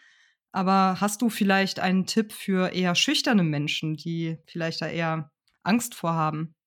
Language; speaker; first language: German; native; German